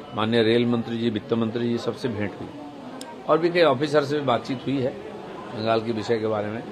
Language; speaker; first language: Hindi; non-native, local second language; Bangla